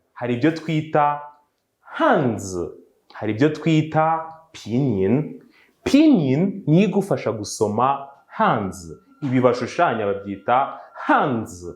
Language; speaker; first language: Kinyarwanda; native; Kinyarwanda